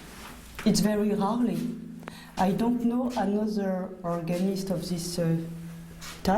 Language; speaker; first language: English; non-native, learner; French